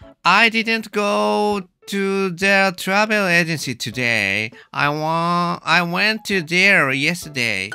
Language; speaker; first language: English; non-native, learner; Japanese